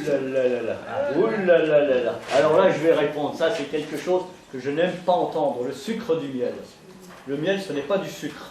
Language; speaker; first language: French; native; French